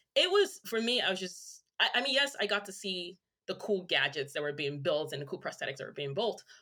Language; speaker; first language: English; early bilingual, other home language; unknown